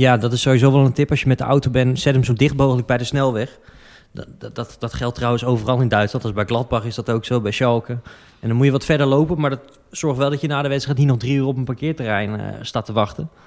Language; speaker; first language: Dutch; native; Dutch